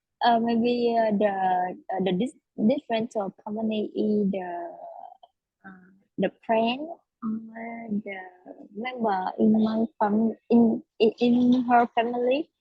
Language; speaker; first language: English; non-native, learner; Vietnamese